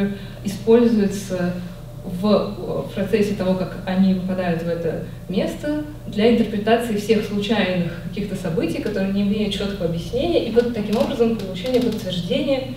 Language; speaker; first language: Russian; native; Russian